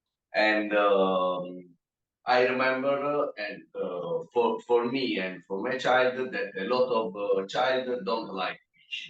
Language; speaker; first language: English; non-native, learner; Italian